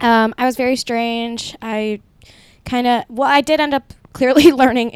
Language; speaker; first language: English; early bilingual, other home language; Spanish